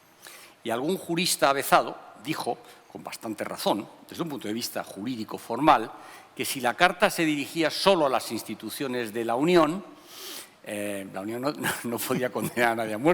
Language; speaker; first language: Spanish; native; Spanish